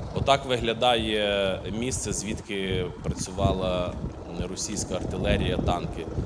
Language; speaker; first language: Ukrainian; native; Ukrainian